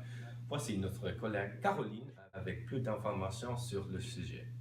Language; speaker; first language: French; non-native, learner; English